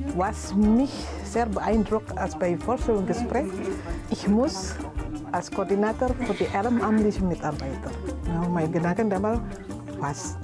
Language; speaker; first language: German; non-native, learner; Indonesian